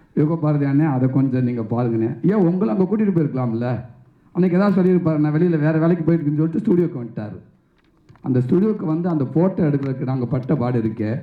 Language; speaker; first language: Tamil; native; Tamil